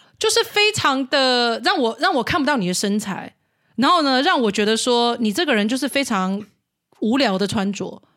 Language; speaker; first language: Chinese; native; Chinese